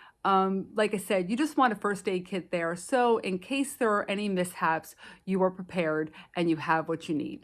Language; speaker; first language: English; native; English